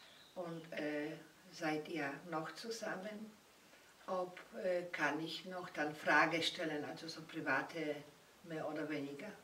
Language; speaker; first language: German; non-native, learner; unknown